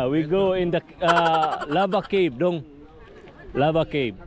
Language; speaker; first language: English; non-native, learner; Filipino